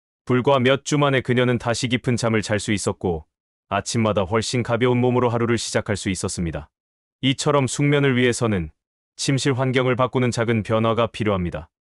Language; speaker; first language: Korean; native; Korean